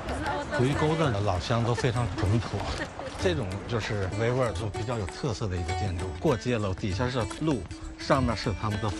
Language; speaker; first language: Chinese; native; Chinese